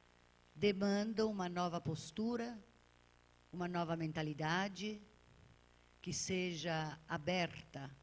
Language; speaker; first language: Portuguese; native; Portuguese